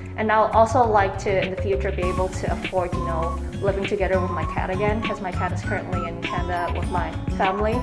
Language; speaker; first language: English; native; English